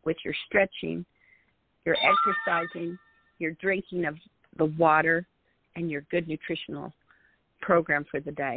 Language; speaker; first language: English; native; English